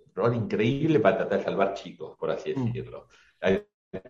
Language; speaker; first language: Spanish; native; Spanish